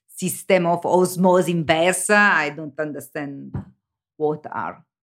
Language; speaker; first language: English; non-native, learner; Italian